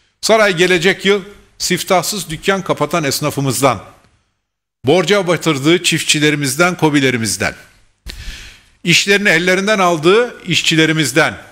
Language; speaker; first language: Turkish; native; Turkish